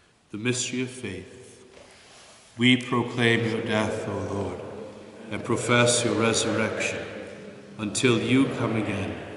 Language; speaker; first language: English; native; English